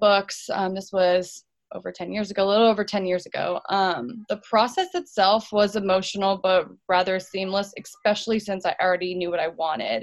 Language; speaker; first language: English; native; English